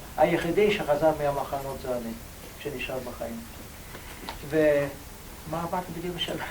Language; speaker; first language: Hebrew; non-native, fluent; Ladino